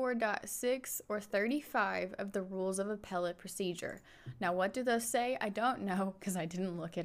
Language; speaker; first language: English; native; English